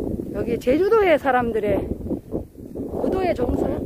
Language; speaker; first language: Korean; native; Korean